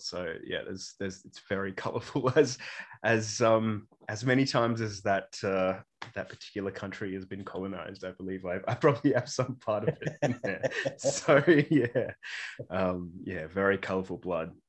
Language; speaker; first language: English; native; English